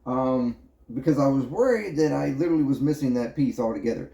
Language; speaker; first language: English; native; English